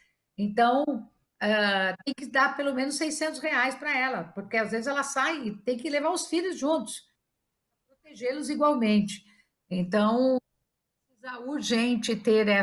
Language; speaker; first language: Portuguese; native; Portuguese